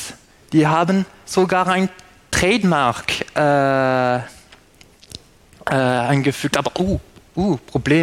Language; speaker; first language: German; non-native, fluent; French